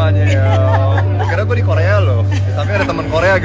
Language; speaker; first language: Indonesian; native; Indonesian